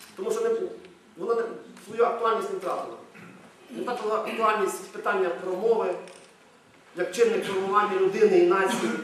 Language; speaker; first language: Ukrainian; native; Ukrainian